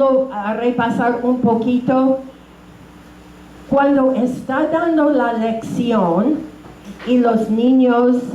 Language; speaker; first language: Spanish; non-native, fluent; English